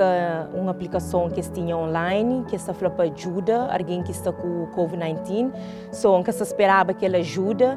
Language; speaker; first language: Portuguese; non-native, local second language; Kabuverdianu